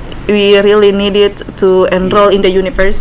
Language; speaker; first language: English; non-native, learner; Indonesian